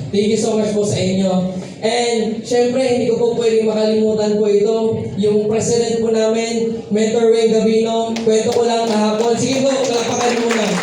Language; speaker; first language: Filipino; non-native, local second language; Cebuano